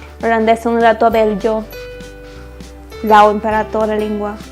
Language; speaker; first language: Italian; non-native, learner; Spanish